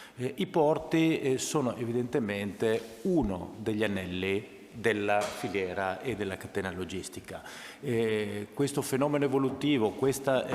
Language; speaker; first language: Italian; native; Italian